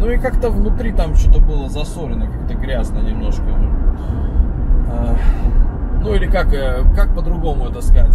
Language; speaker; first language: Russian; native; Russian